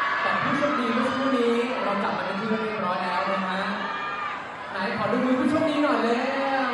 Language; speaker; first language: Thai; native; Thai